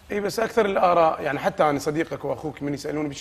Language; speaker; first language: Arabic; native; Arabic